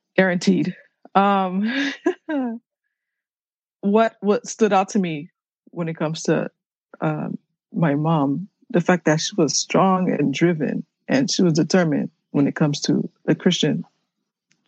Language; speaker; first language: English; early bilingual, other home language; Haitian Creole